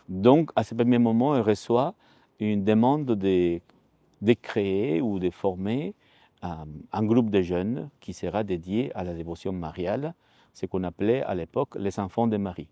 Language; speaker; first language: French; non-native, fluent; Spanish